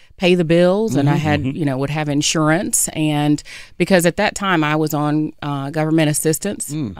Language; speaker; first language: English; native; English